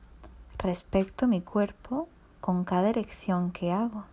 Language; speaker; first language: Spanish; non-native, fluent; Portuguese